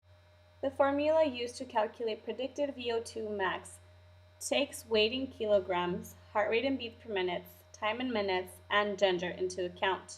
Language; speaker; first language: English; native; English